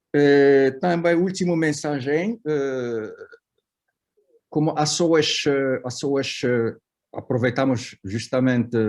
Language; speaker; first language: Portuguese; non-native, fluent; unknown